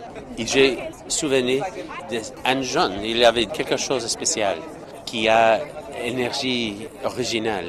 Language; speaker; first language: French; non-native, learner; English